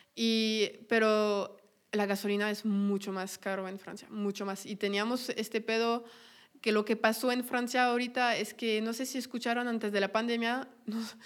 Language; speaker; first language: Spanish; non-native, fluent; French